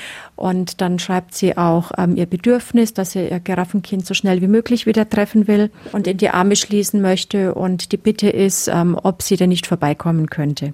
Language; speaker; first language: German; native; German